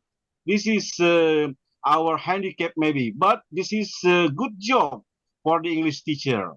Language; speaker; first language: English; non-native, learner; Indonesian